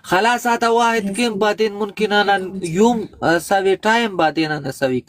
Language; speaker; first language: Arabic; non-native, learner; Pashto